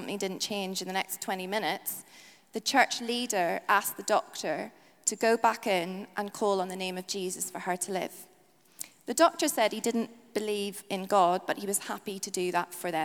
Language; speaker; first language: English; native; English